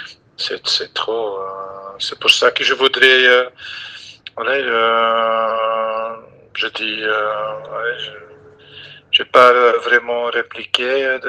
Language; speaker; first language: French; non-native, local second language; Dutch